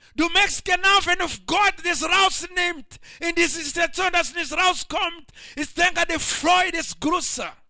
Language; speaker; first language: German; non-native, learner; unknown